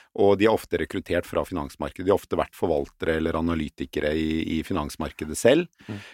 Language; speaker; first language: Norwegian; native; Norwegian